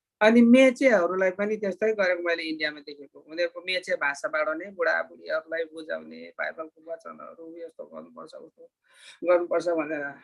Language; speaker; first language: Nepali; non-native, local second language; Eastern Tamang